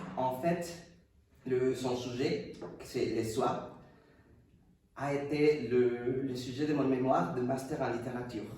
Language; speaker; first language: French; non-native, fluent; Spanish